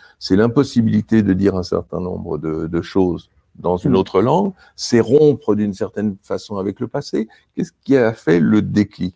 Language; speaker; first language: French; native; French